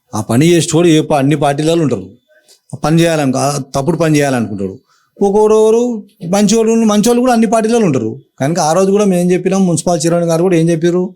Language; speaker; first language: Telugu; native; Telugu